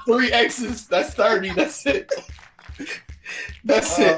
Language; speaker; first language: English; native; English